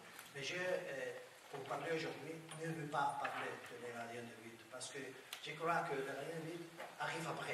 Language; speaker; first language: French; non-native, learner; Spanish